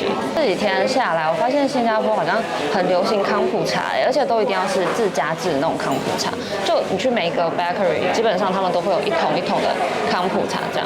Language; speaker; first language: Chinese; native; Chinese